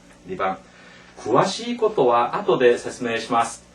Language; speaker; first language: Japanese; non-native, fluent; Korean